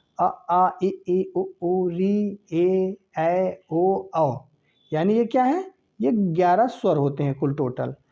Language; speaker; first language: Hindi; native; Hindi